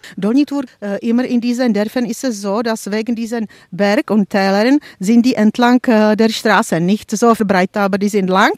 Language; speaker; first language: German; non-native, fluent; Czech